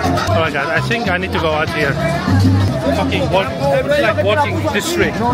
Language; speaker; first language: English; non-native, fluent; Arabic